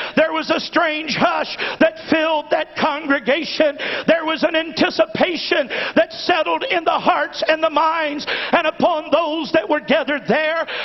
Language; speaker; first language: English; native; English